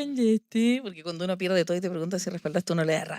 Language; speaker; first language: Spanish; native; Spanish